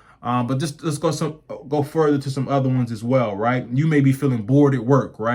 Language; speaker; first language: English; native; English